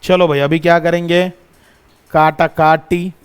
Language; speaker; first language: Hindi; non-native, local second language; Marathi